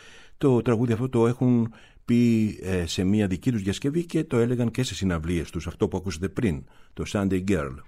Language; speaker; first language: Greek; native; Greek